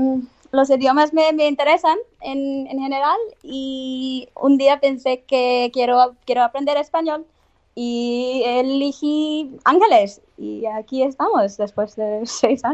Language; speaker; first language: Spanish; non-native, fluent; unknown